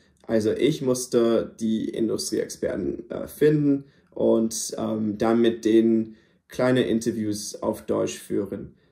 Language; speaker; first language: German; non-native, fluent; English